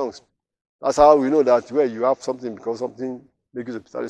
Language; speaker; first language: English; non-native, local second language; Yoruba